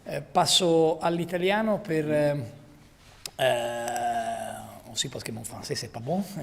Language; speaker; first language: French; non-native, learner; Italian